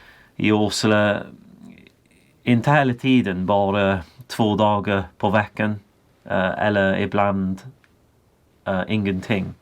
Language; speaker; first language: Swedish; non-native, learner; English